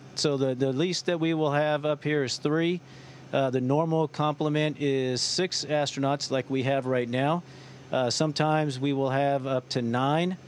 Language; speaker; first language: English; early bilingual, other home language; Spanish